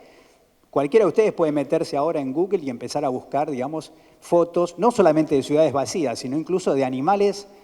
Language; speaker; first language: Spanish; native; Spanish